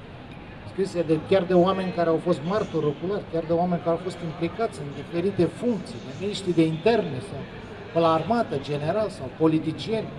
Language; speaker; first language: Romanian; native; Romanian